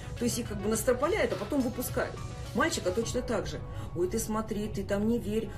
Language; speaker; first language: Russian; native; Russian